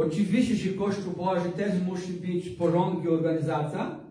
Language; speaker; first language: Polish; non-native, learner; Portuguese